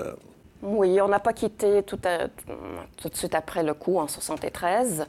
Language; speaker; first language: French; early bilingual, other home language; Spanish